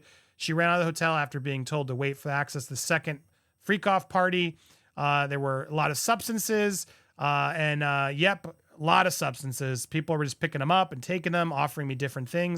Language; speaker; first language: English; native; English